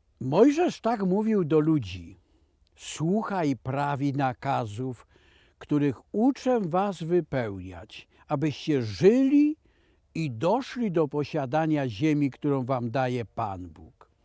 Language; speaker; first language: Polish; native; Polish